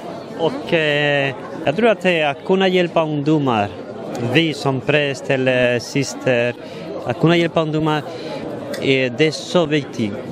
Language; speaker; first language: Swedish; non-native, fluent; Spanish